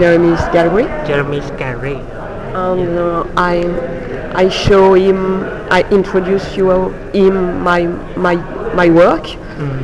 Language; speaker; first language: English; non-native, learner; French